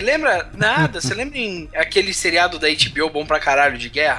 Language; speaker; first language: Portuguese; native; Portuguese